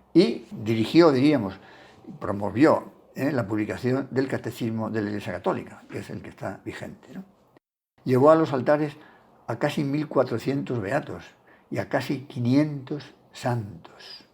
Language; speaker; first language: Spanish; native; Spanish